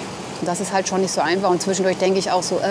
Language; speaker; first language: German; native; German